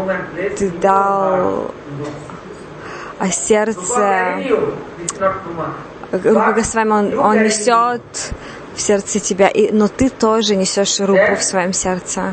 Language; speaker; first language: Russian; non-native, learner; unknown